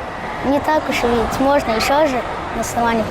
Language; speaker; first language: Russian; non-native, local second language; Ingush